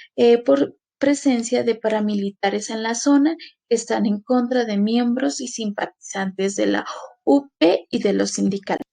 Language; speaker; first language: Spanish; native; Spanish